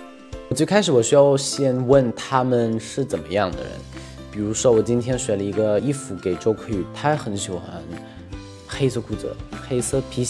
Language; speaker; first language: Chinese; non-native, fluent; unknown